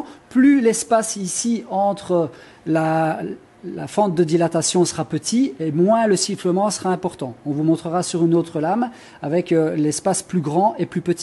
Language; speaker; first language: French; native; French